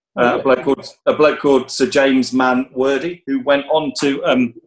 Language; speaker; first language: English; native; English